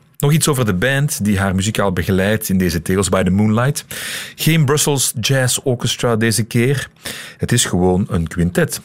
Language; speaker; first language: Dutch; native; Dutch